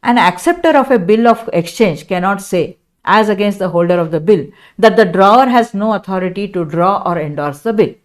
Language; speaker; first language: English; non-native, local second language; Kannada